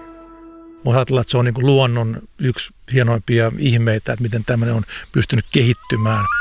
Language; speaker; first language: Finnish; native; Finnish